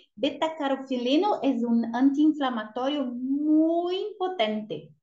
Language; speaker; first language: Spanish; non-native, learner; Portuguese